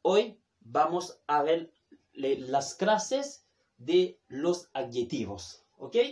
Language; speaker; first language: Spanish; non-native, fluent; Haitian Creole